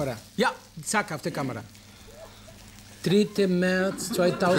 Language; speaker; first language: German; non-native, fluent; Spanish